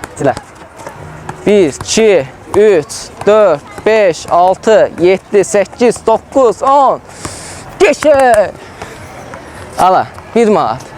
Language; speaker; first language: Azerbaijani; native; Azerbaijani